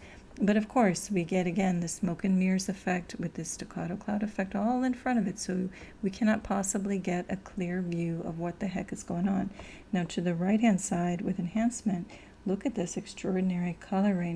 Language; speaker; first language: English; native; English